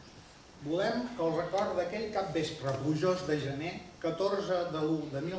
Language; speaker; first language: Catalan; native; Catalan